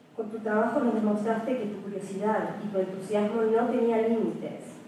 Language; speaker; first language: Spanish; native; Spanish